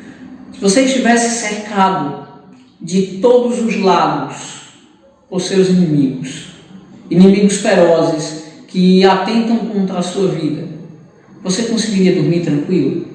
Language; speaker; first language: Portuguese; native; Portuguese